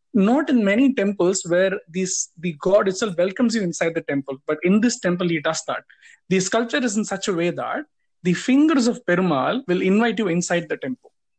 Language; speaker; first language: English; non-native, local second language; Tamil